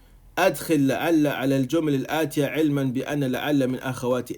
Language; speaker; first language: Arabic; non-native, fluent; English